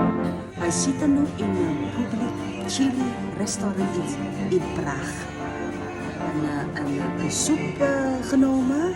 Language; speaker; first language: Dutch; non-native, fluent; Indonesian